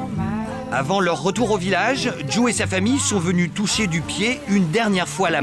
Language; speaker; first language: French; native; French